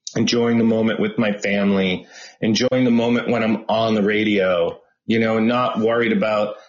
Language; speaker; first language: English; native; English